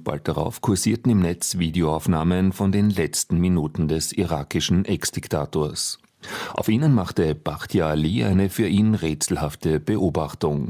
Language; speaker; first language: German; native; German